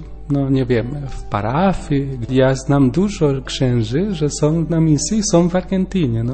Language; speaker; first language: Polish; non-native, learner; Spanish